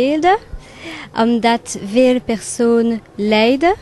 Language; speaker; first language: Dutch; non-native, local second language; French